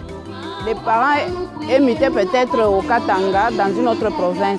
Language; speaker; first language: French; non-native, local second language; Luba-Lulua